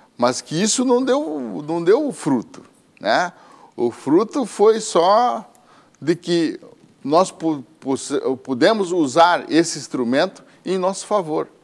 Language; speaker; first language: Portuguese; native; Portuguese